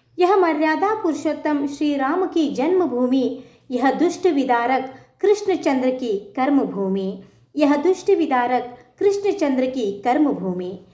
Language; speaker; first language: Hindi; non-native, local second language; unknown